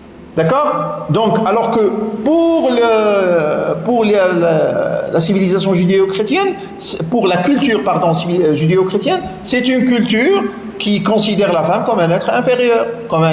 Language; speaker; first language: French; non-native, local second language; Arabic